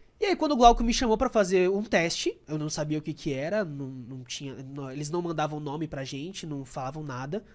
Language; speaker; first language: Portuguese; native; Portuguese